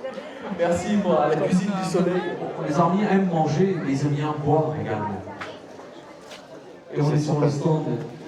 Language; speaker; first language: French; native; French